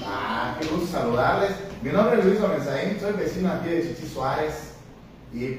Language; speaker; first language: Spanish; native; Spanish